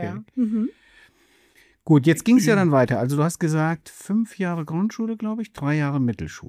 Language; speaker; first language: German; native; German